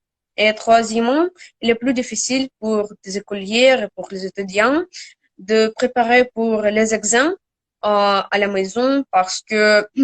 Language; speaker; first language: French; non-native, learner; Russian